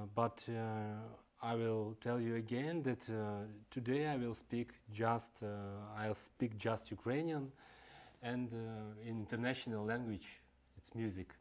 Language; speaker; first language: English; non-native, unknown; Ukrainian